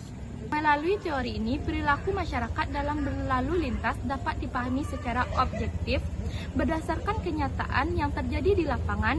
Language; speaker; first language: Indonesian; native; Indonesian